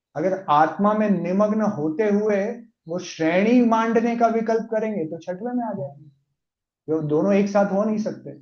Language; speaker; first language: Hindi; non-native, local second language; Gujarati